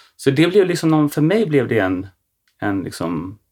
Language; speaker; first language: Swedish; native; Swedish